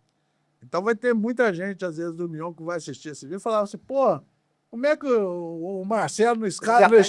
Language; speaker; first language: Portuguese; native; Portuguese